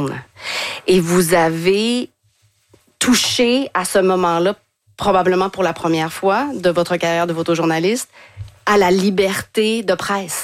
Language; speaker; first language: French; native; French